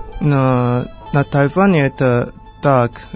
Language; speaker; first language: Russian; non-native, learner; Chinese